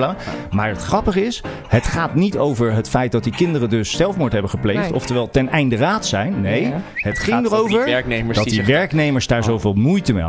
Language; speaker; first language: Dutch; native; Dutch